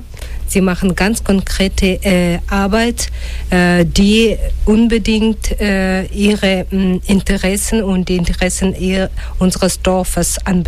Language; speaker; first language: German; non-native, fluent; Russian